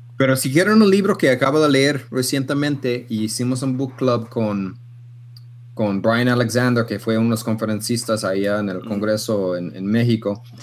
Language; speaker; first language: Spanish; non-native, fluent; English